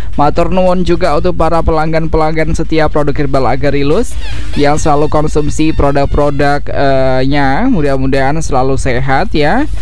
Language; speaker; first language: Indonesian; native; Indonesian